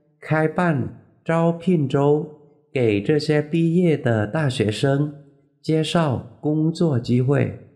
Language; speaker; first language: Chinese; non-native, fluent; Vietnamese